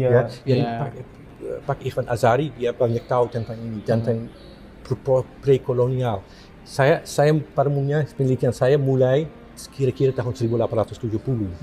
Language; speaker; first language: Indonesian; non-native, fluent; Dutch